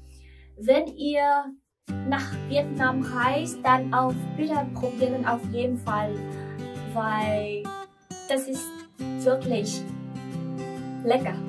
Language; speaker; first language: German; non-native, learner; Vietnamese